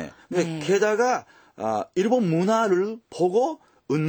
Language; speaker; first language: Korean; early bilingual, heritage; Japanese